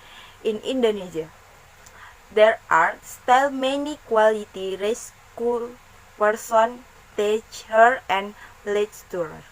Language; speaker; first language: English; non-native, learner; Indonesian